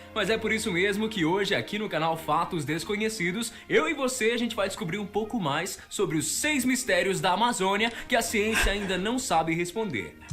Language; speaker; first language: Portuguese; native; Portuguese